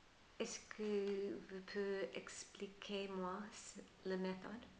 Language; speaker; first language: French; non-native, learner; English